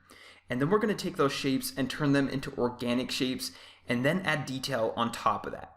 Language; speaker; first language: English; native; English